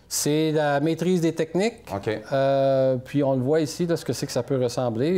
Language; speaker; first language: French; native; French